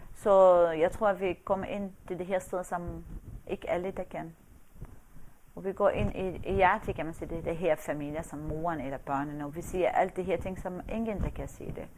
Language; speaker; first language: Danish; non-native, fluent; Arabic